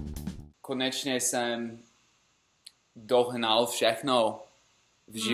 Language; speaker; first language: Czech; non-native, learner; English